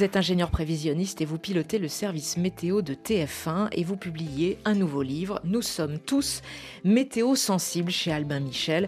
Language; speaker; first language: French; native; French